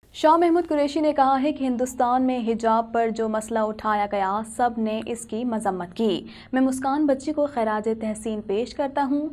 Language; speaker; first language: Urdu; native; Urdu